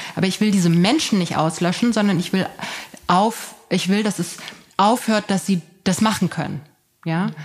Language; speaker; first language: German; early bilingual, other home language; Persian